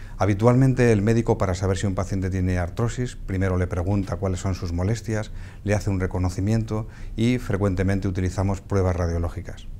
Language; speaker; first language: Spanish; native; Spanish